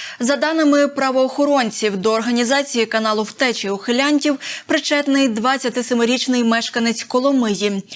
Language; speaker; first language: Ukrainian; native; Ukrainian